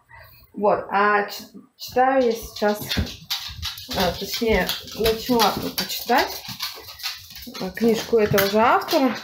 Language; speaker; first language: Russian; native; Russian